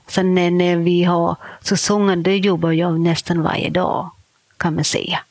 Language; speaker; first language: Swedish; non-native, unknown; Thai